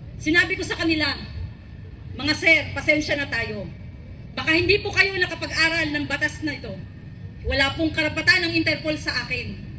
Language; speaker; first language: Filipino; native; Filipino